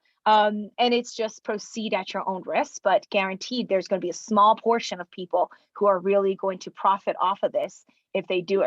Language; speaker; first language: English; early bilingual, other home language; Chinese